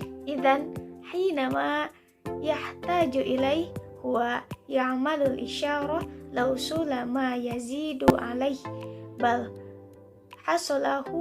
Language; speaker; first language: Arabic; non-native, learner; Indonesian